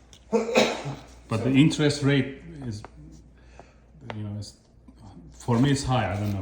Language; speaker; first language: English; non-native, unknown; Turkish